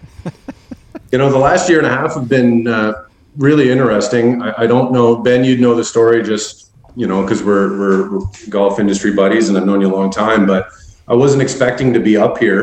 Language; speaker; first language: English; native; English